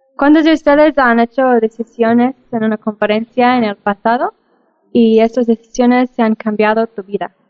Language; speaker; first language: Spanish; non-native, fluent; English